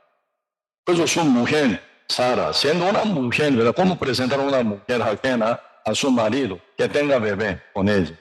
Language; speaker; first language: Spanish; non-native, learner; Korean